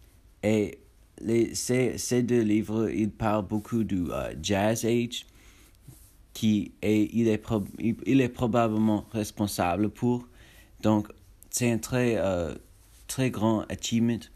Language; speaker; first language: French; non-native, learner; English